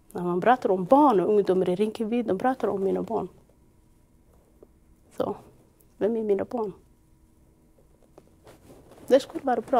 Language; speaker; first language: Swedish; non-native, fluent; Somali